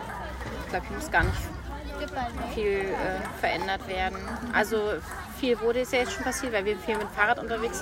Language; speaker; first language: German; native; German